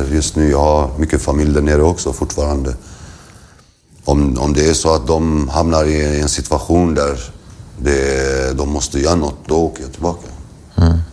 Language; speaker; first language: Swedish; early bilingual, other home language; Kurdish